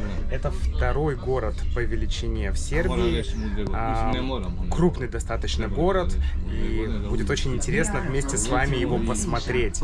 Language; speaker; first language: Russian; native; Russian